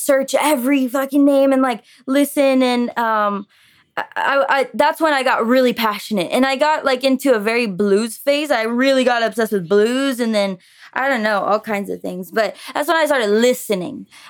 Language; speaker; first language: English; early bilingual, other home language; French